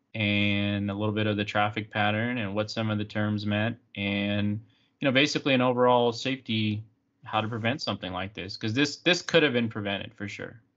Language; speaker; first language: English; native; English